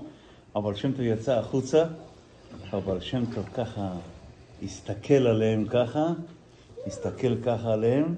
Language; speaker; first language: Hebrew; non-native, fluent; Yiddish